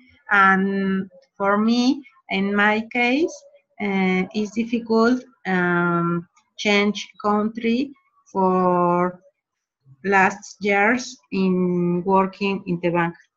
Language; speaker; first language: English; non-native, learner; Spanish